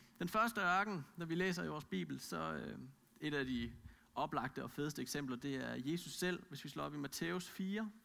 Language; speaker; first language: Danish; native; Danish